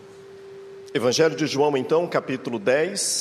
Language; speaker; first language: Portuguese; non-native, fluent; Arabic